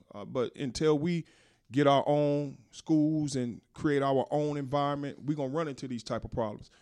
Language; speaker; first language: English; native; English